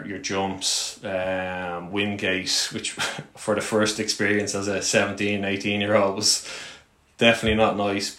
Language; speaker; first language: English; native; English